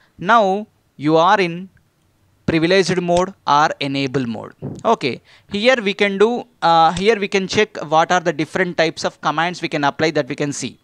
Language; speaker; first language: English; non-native, local second language; Telugu